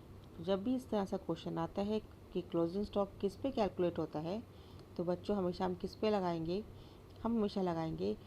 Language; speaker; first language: Hindi; native; Hindi